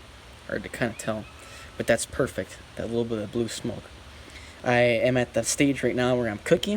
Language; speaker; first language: English; native; English